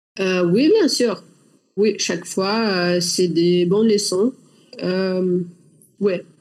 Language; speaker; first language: French; non-native, learner; Russian